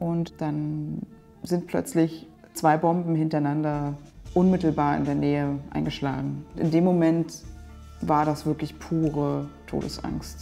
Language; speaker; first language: German; native; German